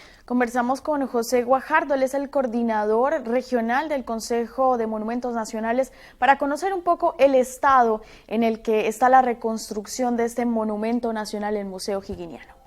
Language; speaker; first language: Spanish; native; Spanish